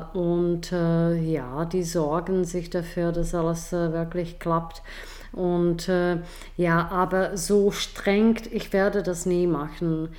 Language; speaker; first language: German; non-native, fluent; Czech